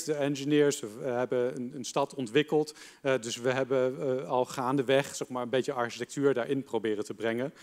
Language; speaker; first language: Dutch; native; Dutch